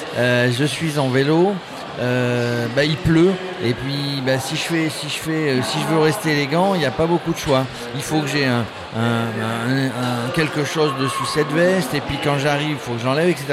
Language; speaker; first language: French; native; French